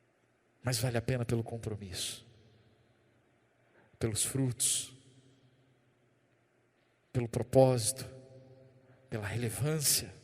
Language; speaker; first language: Portuguese; native; Portuguese